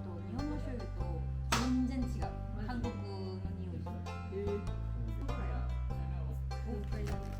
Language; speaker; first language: Japanese; non-native, learner; Korean